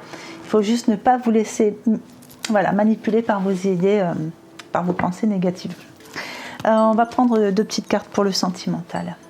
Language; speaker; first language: French; native; French